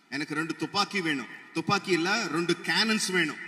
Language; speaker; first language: Tamil; non-native, local second language; Telugu